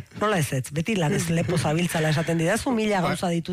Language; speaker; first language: Basque; native; Basque